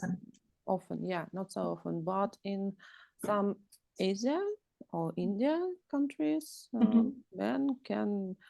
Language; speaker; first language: English; non-native, learner; Russian